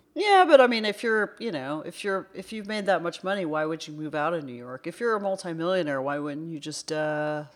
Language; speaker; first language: English; native; English